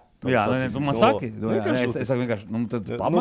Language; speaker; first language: Latvian; native; Latvian